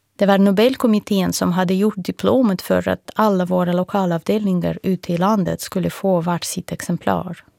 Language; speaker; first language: Swedish; non-native, fluent; Russian